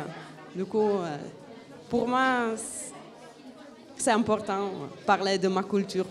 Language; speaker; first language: French; non-native, fluent; Czech